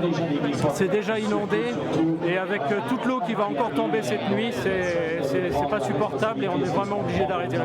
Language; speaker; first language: French; native; French